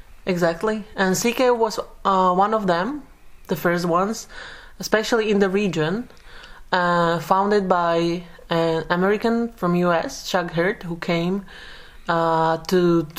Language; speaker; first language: English; non-native, fluent; Slovak